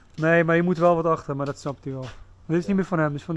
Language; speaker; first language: Dutch; native; Dutch